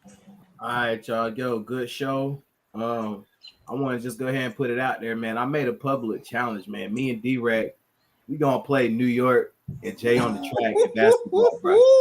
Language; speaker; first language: English; native; English